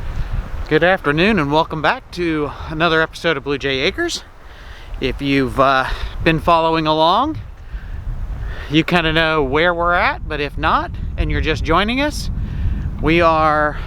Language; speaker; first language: English; native; English